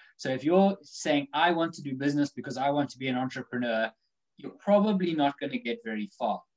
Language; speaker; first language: English; native; English